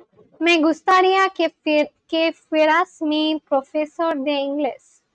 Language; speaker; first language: Spanish; non-native, learner; English